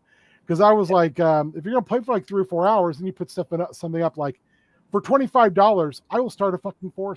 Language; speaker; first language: English; native; English